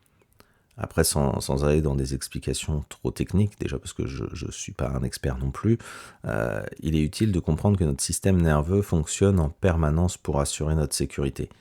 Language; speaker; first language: French; native; French